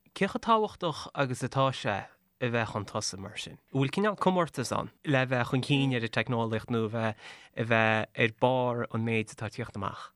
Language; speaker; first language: Irish; native; Irish